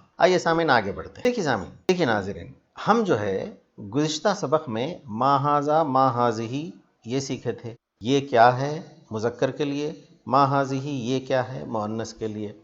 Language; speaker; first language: Urdu; native; Urdu